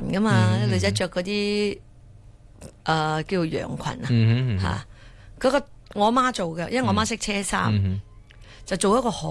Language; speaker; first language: Cantonese; early bilingual, heritage; Cantonese